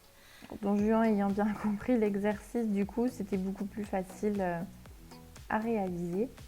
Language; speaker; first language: French; native; French